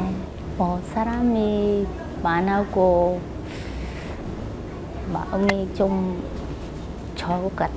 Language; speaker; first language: Korean; non-native, learner; Khmer